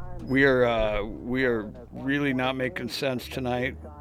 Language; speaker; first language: English; native; English